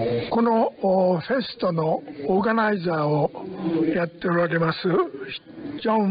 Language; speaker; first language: Japanese; native; Japanese